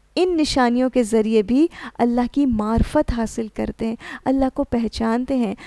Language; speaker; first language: Urdu; native; Urdu